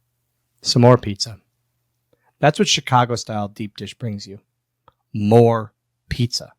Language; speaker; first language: English; native; English